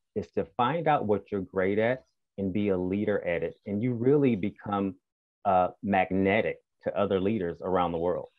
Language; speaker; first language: English; native; English